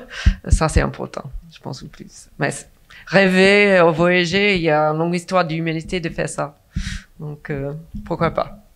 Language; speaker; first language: French; non-native, fluent; English